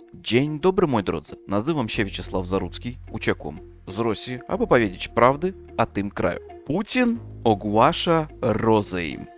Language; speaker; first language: Polish; non-native, fluent; Russian